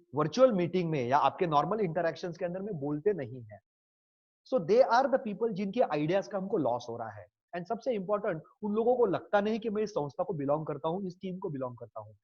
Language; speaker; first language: Hindi; non-native, local second language; Marathi